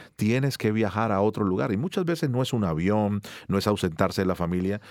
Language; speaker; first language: Spanish; native; Spanish